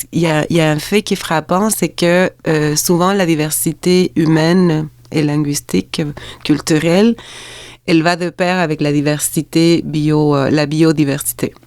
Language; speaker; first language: French; non-native, fluent; Spanish